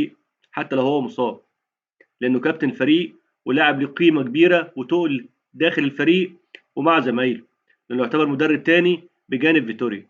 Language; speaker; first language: Arabic; native; Arabic